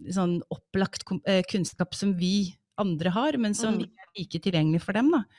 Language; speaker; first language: Norwegian; early bilingual, other home language; English